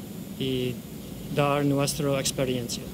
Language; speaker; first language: Spanish; non-native, learner; English